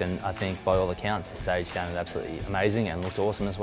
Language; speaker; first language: English; native; English